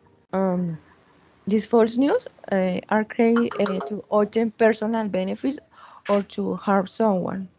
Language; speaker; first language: English; non-native, learner; Spanish